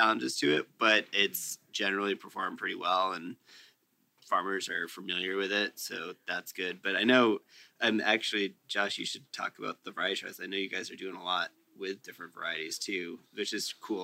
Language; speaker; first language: English; native; English